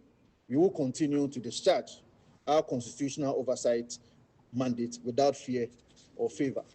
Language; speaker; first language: English; native; English